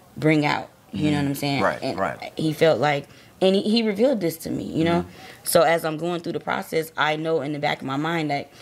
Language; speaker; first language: English; native; English